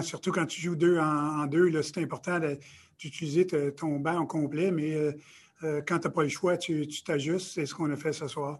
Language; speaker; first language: French; native; French